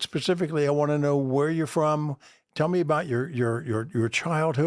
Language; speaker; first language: English; native; English